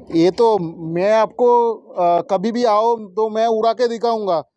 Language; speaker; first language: Hindi; non-native, local second language; Bangla